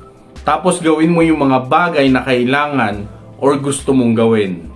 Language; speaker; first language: Filipino; native; Filipino